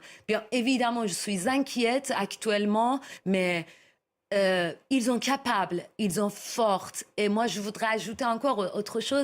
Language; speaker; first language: French; non-native, learner; Persian